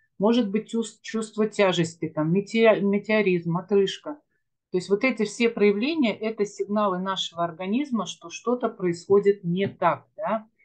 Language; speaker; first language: Russian; native; Russian